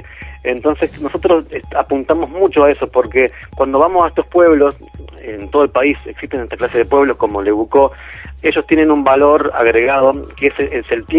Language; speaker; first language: Spanish; native; Spanish